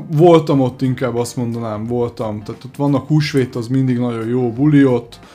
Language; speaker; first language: Hungarian; native; Hungarian